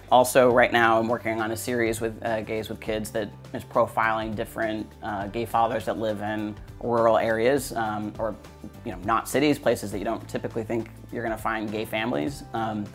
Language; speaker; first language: English; native; English